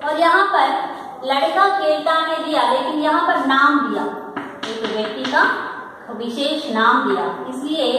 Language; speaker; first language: Hindi; non-native, local second language; Telugu